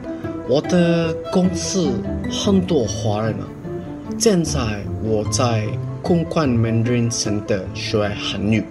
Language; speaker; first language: Chinese; non-native, learner; Malay